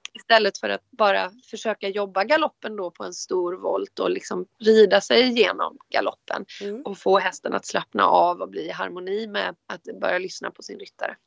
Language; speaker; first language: Swedish; native; Swedish